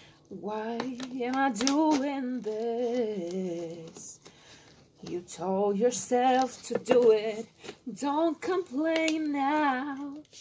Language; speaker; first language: English; non-native, fluent; Spanish